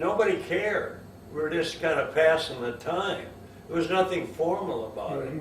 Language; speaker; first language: English; native; English